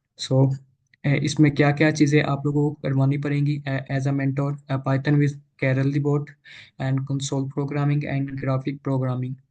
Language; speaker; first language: Urdu; non-native, local second language; Punjabi